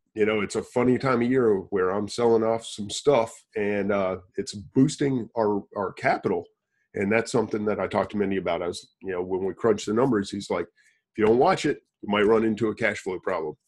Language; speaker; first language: English; native; English